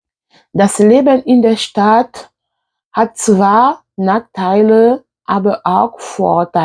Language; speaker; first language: German; non-native, fluent; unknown